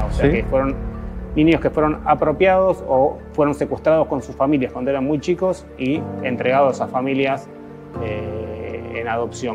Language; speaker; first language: Spanish; native; Spanish